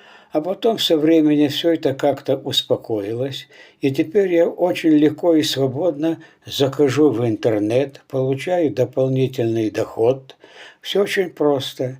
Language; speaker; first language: Russian; native; Russian